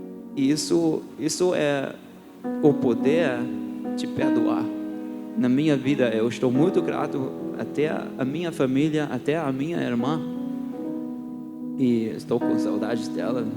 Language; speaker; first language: Portuguese; early bilingual, heritage; Portuguese